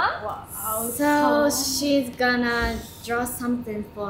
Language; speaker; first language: English; non-native, learner; Japanese